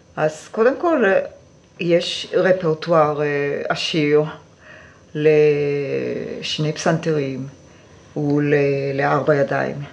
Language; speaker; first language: Hebrew; non-native, fluent; Japanese